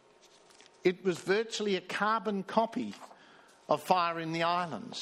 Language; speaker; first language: English; native; English